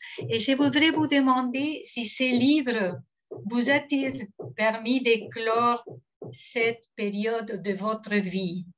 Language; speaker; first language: French; non-native, fluent; Spanish